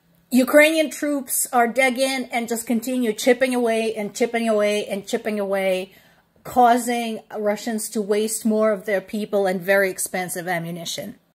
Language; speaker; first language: English; non-native, fluent; Russian